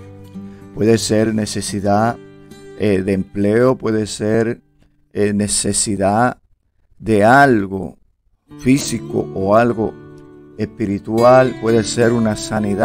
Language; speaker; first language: Spanish; native; Spanish